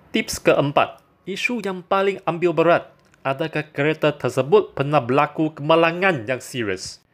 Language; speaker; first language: Malay; non-native, local second language; Chinese